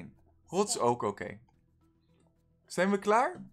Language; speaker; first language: Dutch; non-native, fluent; English